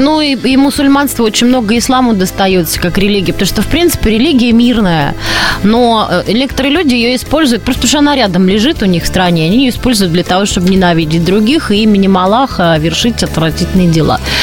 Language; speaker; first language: Russian; native; Russian